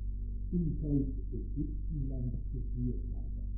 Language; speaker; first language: German; native; German